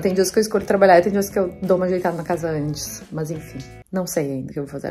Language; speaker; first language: Portuguese; native; Portuguese